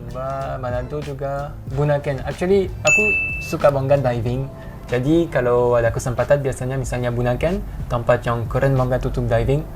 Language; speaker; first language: Indonesian; non-native, fluent; French